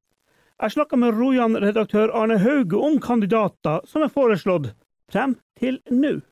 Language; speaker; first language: Norwegian; native; Norwegian